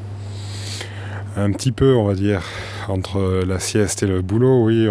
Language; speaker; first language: French; native; French